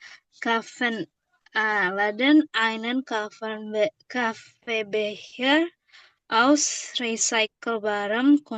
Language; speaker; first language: German; non-native, learner; Indonesian